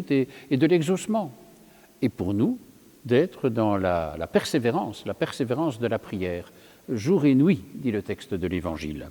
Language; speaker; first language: French; native; French